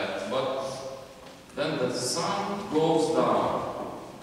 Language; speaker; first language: English; non-native, fluent; Ukrainian